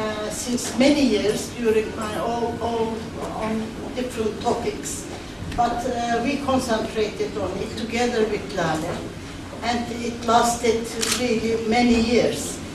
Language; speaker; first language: English; non-native, fluent; Turkish